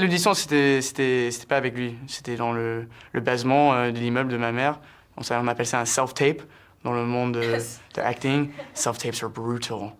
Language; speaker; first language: French; early bilingual, heritage; English